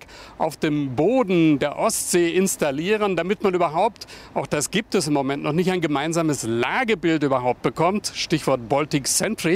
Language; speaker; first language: German; native; German